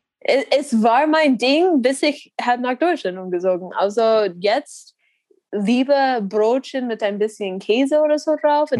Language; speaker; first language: German; non-native, learner; English